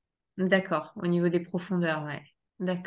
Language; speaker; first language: French; native; French